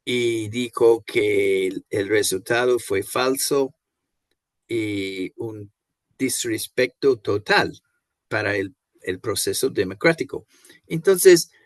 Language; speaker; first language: Spanish; non-native, fluent; Portuguese